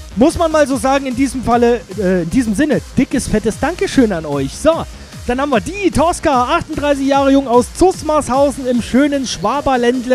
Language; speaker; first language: German; native; German